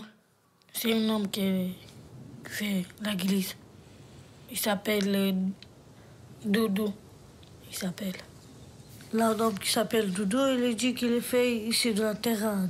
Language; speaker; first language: French; non-native, learner; Romanian